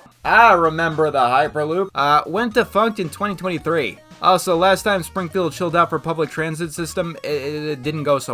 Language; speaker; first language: English; native; English